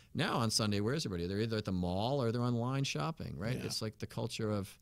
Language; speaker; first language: English; native; English